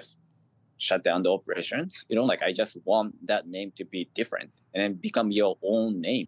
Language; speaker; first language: English; non-native, fluent; Japanese